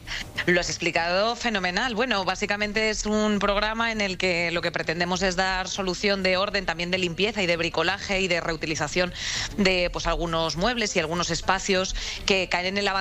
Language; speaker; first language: Spanish; native; Spanish